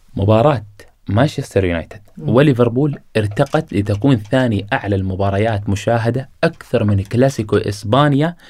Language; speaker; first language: Arabic; native; Arabic